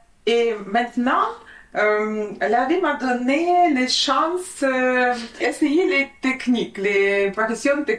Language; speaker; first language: French; non-native, learner; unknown